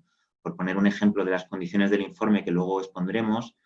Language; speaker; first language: Spanish; native; Spanish